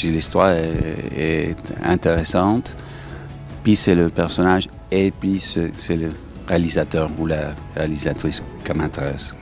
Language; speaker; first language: French; non-native, fluent; English